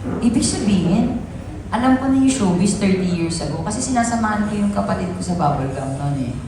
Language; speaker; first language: Filipino; native; Filipino